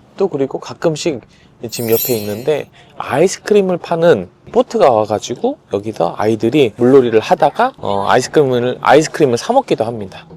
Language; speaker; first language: Korean; native; Korean